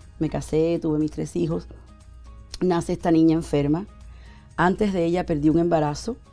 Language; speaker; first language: Spanish; native; Spanish